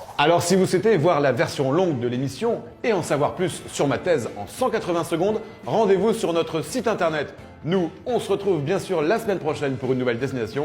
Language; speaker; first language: French; native; French